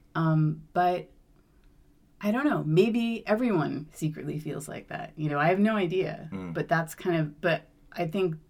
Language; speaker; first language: English; native; English